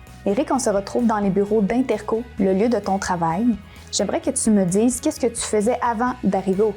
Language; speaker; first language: French; native; French